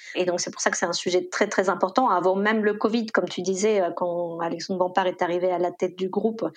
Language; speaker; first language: French; non-native, fluent; Spanish